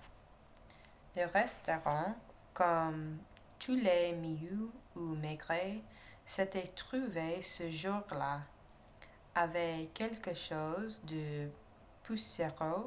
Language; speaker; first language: French; non-native, learner; English